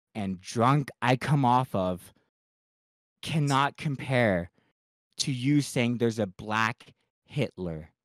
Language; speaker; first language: English; native; English